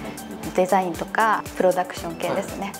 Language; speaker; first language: Japanese; native; Japanese